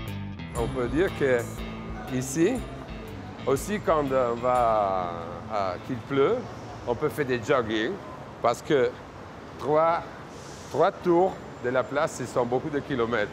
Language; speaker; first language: French; non-native, fluent; Italian